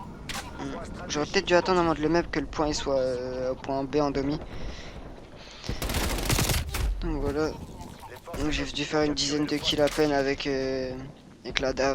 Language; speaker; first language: French; native; French